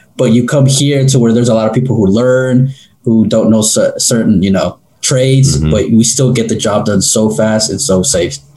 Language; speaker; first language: English; native; English